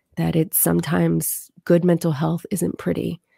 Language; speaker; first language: English; native; English